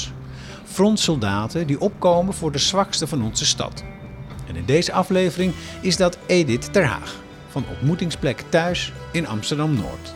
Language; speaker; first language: Dutch; native; Dutch